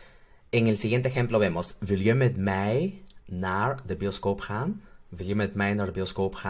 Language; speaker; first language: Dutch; non-native, fluent; Spanish